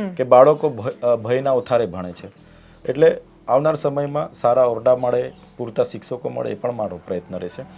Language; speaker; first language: Gujarati; non-native, local second language; Vasavi